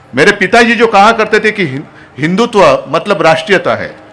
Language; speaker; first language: Hindi; non-native, local second language; Marathi